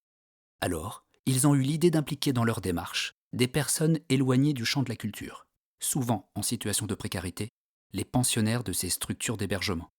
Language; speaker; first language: French; native; French